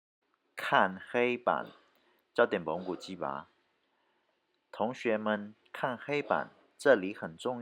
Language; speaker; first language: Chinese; non-native, fluent; Burmese